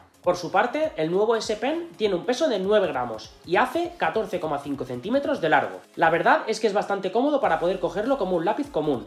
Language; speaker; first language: Spanish; native; Spanish